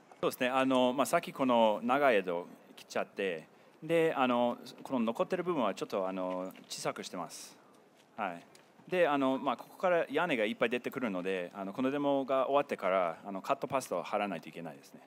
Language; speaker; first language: Japanese; non-native, fluent; English